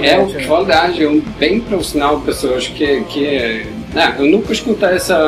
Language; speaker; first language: Portuguese; non-native, learner; Norwegian